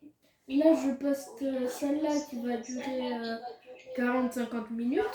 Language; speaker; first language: French; native; French